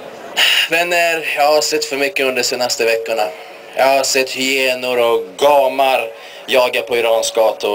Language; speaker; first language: Swedish; early bilingual, other home language; Persian